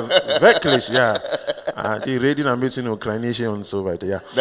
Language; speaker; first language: German; non-native, learner; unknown